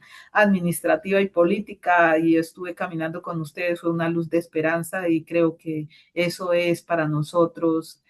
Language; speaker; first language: Spanish; native; Spanish